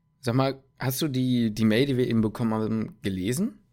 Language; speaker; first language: German; native; German